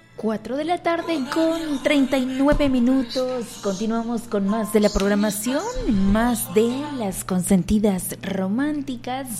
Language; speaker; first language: Spanish; native; Spanish